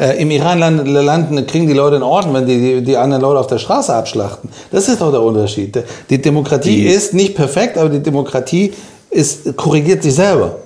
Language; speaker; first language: German; non-native, fluent; Persian